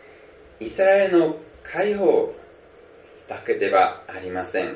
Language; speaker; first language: Japanese; non-native, fluent; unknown